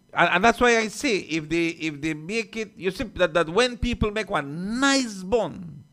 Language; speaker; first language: English; early bilingual, other home language; Spanish